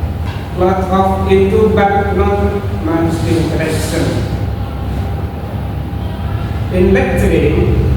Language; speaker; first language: English; non-native, learner; Indonesian